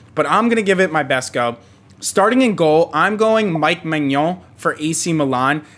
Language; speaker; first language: English; native; English